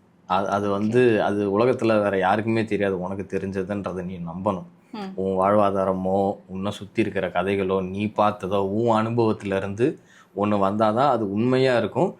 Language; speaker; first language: Tamil; native; Tamil